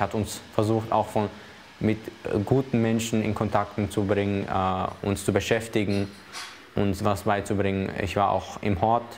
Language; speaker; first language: German; early bilingual, other home language; Chechen